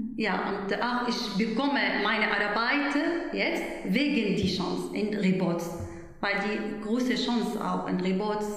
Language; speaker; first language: German; non-native, learner; Arabic